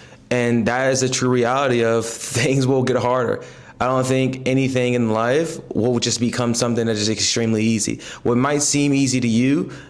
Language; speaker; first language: English; native; English